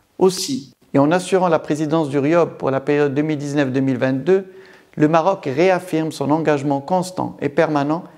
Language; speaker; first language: French; non-native, local second language; Arabic